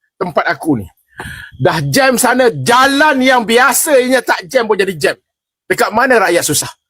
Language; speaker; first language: Malay; native; Malay